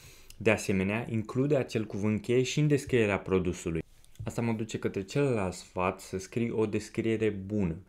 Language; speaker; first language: Romanian; native; Romanian